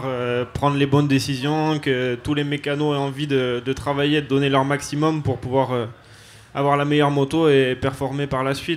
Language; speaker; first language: French; native; French